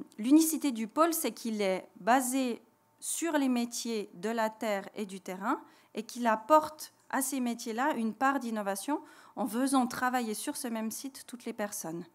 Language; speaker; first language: French; native; French